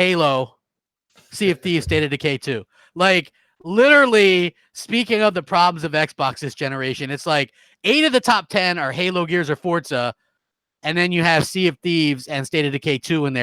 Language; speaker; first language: English; native; English